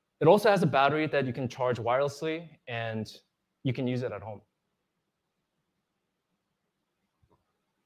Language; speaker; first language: English; non-native, fluent; Korean